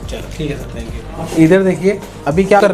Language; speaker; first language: Hindi; native; Hindi